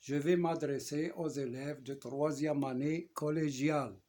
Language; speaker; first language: French; non-native, local second language; Arabic